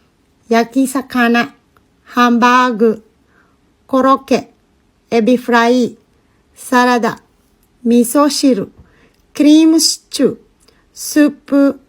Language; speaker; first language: Japanese; non-native, fluent; Filipino